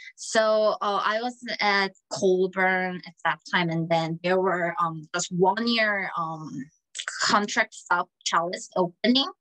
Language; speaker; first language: English; non-native, fluent; Korean